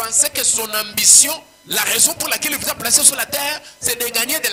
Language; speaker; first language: French; non-native, local second language; Swahili